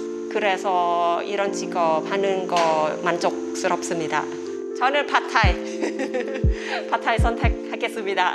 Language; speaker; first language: Korean; non-native, fluent; Thai